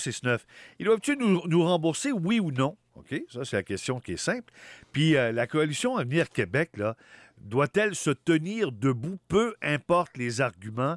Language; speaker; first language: French; native; French